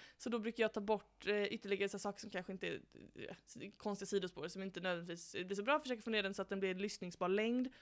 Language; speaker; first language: Swedish; native; Swedish